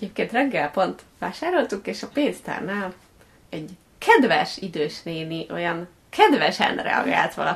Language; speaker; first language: Hungarian; native; Hungarian